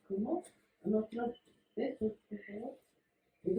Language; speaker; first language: Spanish; non-native, learner; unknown